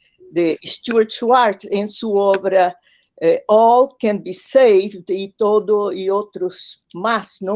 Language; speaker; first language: Spanish; non-native, fluent; Portuguese